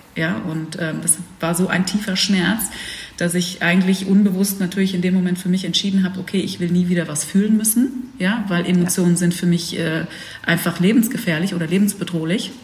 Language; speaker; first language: German; early bilingual, other home language; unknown